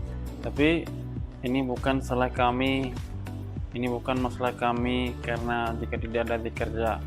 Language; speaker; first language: Indonesian; non-native, learner; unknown